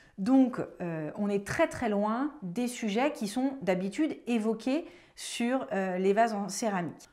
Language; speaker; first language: French; native; French